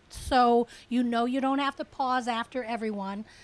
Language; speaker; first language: English; native; English